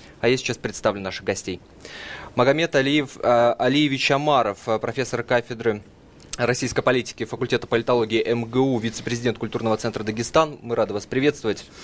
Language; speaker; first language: Russian; native; Russian